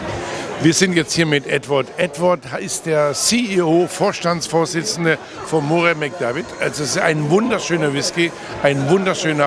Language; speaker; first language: German; native; German